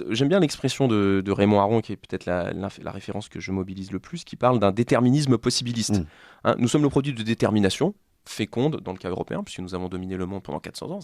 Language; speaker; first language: French; native; French